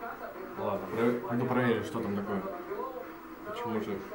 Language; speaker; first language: Russian; native; Russian